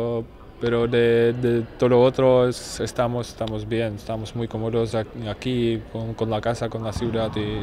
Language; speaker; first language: Spanish; non-native, fluent; Czech